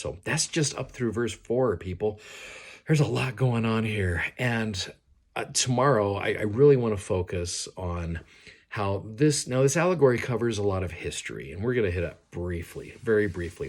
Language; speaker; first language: English; native; English